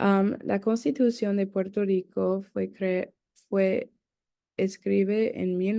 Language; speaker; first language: Spanish; non-native, learner; English